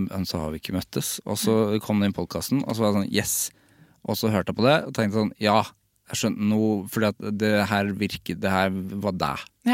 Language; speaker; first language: Norwegian; native; Norwegian